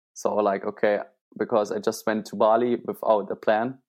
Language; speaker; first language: English; non-native, fluent; German